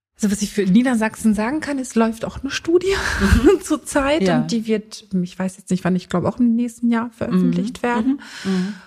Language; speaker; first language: German; early bilingual, other home language; Turkish